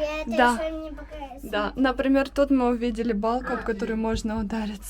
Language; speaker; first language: Russian; native; Russian